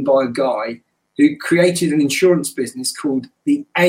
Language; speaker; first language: English; native; English